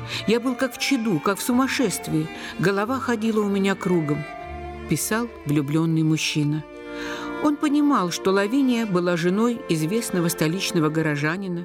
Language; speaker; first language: Russian; native; Russian